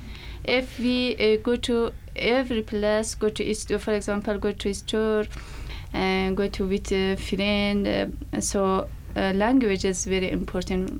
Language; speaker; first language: English; non-native, learner; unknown